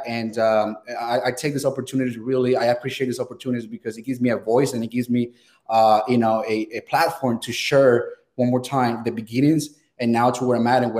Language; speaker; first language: English; non-native, fluent; Spanish